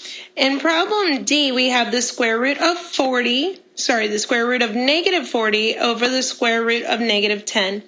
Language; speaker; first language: English; native; English